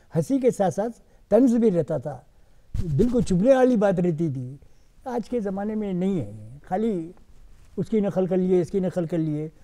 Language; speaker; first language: Hindi; non-native, local second language; Urdu